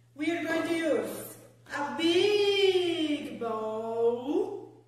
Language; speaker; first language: English; non-native, fluent; Portuguese